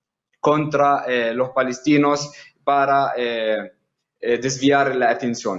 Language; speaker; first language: Spanish; non-native, fluent; Arabic